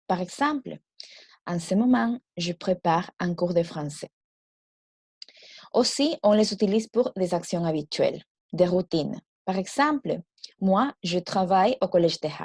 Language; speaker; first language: French; non-native, fluent; Spanish